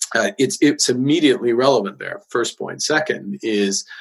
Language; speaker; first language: English; native; English